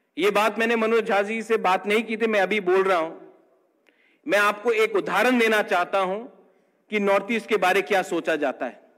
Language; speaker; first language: Hindi; non-native, local second language; Kok Borok